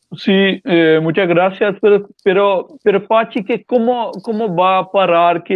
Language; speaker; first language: Spanish; non-native, learner; Urdu